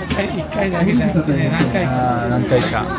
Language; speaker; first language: Japanese; native; Japanese